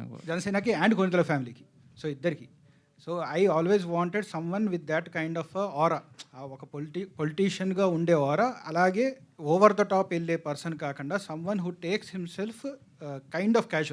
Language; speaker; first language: Telugu; native; Telugu